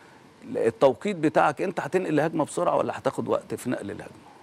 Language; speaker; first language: Arabic; native; Arabic